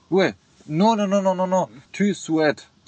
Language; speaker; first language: French; non-native, learner; German